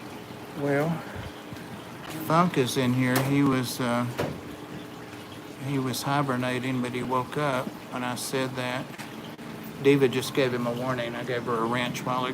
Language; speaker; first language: English; native; English